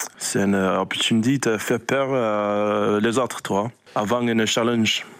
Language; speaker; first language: French; non-native, learner; English